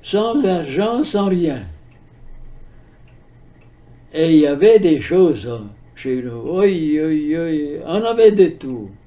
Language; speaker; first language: French; early bilingual, heritage; French